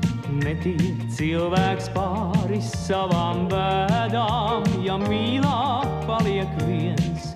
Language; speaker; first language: Latvian; native; Latvian